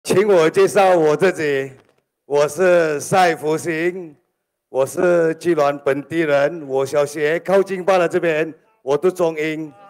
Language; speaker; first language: Chinese; non-native, local second language; Malay